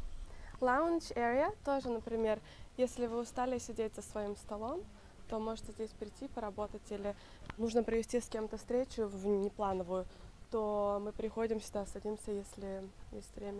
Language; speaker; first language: Russian; native; Russian